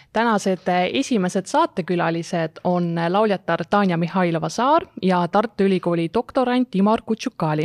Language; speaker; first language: Estonian; native; Estonian